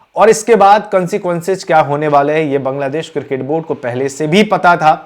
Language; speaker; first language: Hindi; native; Hindi